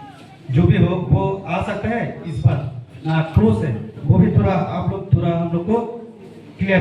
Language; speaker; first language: Hindi; non-native, local second language; Bangla